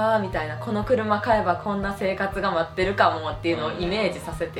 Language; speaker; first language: Japanese; native; Japanese